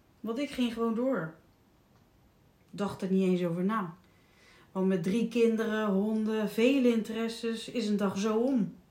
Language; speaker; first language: Dutch; native; Dutch